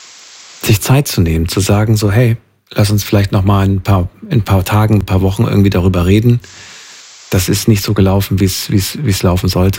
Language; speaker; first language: German; native; German